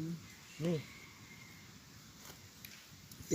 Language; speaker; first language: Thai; non-native, learner; Filipino